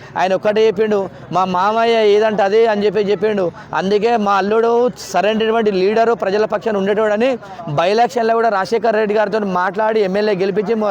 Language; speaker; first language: Telugu; native; Telugu